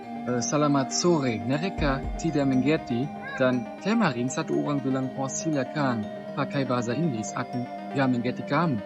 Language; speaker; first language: Indonesian; non-native, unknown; German